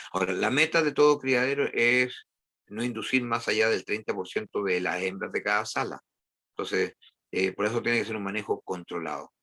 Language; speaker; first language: Spanish; native; Spanish